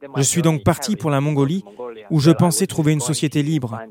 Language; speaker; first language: French; non-native, fluent; Korean